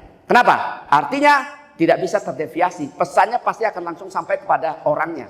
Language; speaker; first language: Indonesian; native; Indonesian